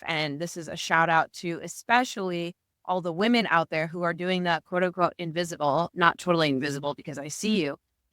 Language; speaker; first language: English; native; English